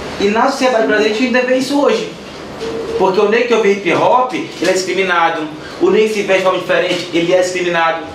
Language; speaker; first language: Portuguese; native; Portuguese